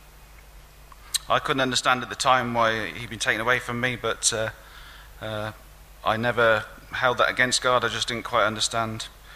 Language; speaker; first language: English; native; English